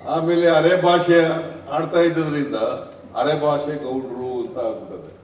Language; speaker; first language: Kannada; native; Kannada